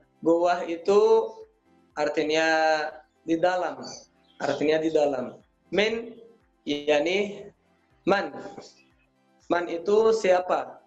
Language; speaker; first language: Indonesian; non-native, learner; Arabic